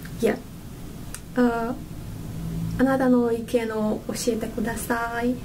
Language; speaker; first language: Japanese; non-native, learner; Russian